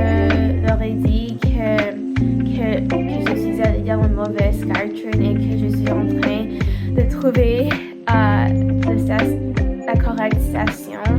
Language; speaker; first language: French; non-native, learner; English